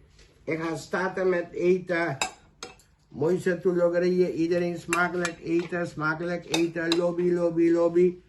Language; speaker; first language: Dutch; non-native, local second language; Caribbean Hindustani